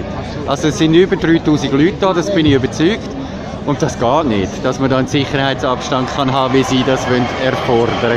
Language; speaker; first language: German; native; German